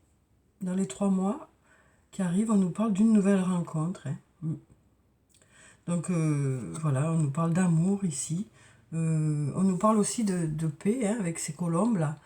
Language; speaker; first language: French; native; French